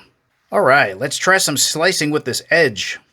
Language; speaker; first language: English; native; English